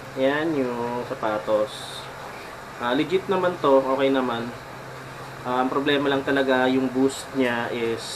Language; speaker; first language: Filipino; native; Filipino